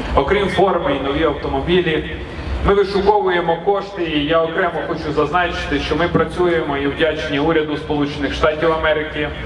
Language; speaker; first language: Ukrainian; native; Ukrainian